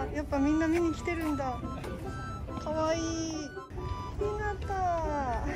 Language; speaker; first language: Japanese; early bilingual, other home language; Chinese